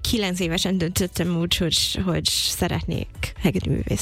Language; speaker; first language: Hungarian; non-native, fluent; English